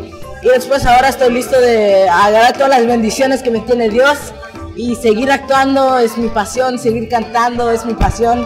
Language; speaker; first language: Spanish; early bilingual, heritage; Spanish